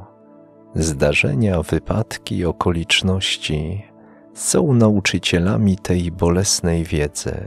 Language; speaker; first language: Polish; native; Polish